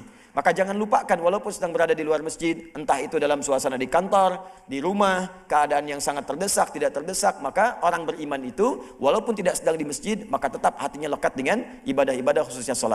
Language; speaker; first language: Indonesian; native; Indonesian